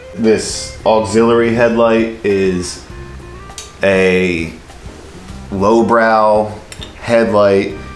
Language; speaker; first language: English; native; English